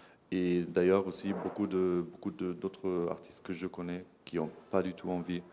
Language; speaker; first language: French; non-native, fluent; German